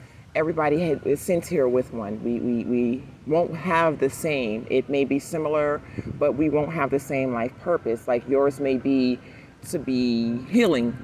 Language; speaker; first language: English; native; English